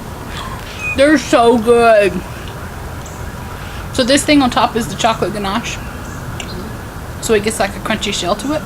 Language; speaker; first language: English; native; English